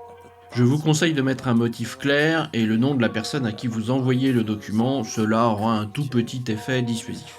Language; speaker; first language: French; native; French